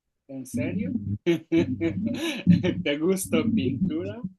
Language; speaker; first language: Spanish; non-native, learner; Swahili